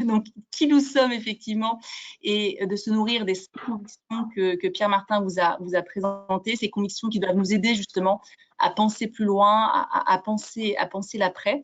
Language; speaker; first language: French; native; French